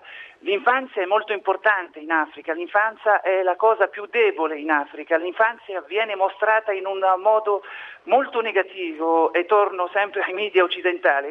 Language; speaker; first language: Italian; non-native, fluent; Arabic